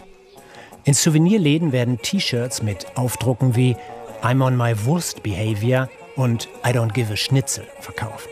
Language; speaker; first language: German; native; German